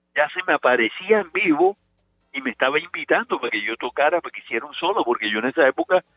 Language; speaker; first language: Spanish; native; Spanish